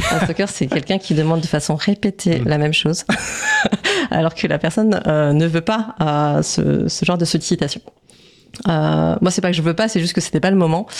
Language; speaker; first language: French; native; French